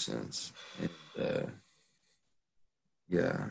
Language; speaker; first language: English; native; English